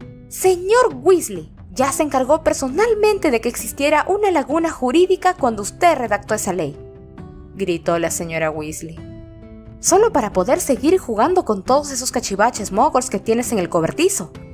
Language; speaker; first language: Spanish; native; Spanish